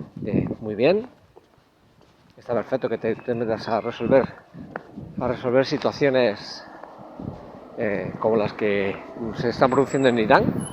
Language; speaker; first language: Spanish; native; Spanish